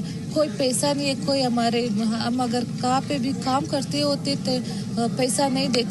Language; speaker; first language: Hindi; non-native, fluent; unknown